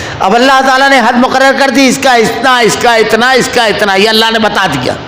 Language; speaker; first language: Urdu; native; Urdu